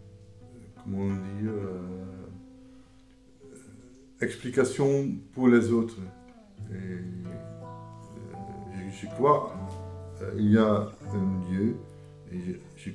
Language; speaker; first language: French; non-native, fluent; Dutch